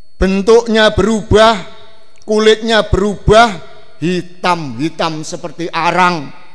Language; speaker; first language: Indonesian; non-native, local second language; Javanese